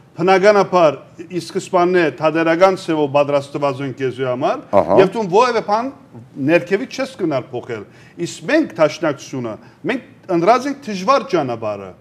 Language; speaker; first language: Armenian; early bilingual, heritage; Armenian